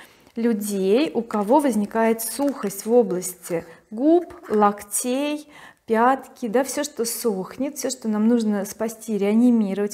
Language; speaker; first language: Russian; native; Russian